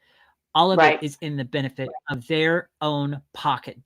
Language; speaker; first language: English; native; English